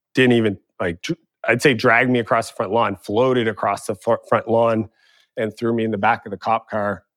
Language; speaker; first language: English; native; English